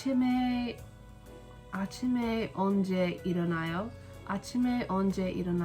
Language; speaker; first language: Korean; non-native, learner; English